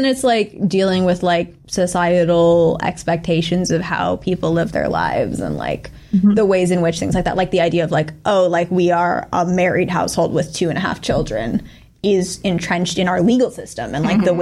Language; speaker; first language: English; native; English